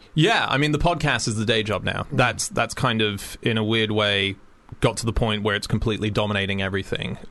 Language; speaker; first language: English; native; English